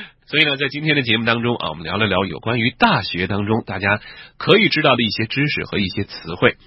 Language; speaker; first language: Chinese; native; Chinese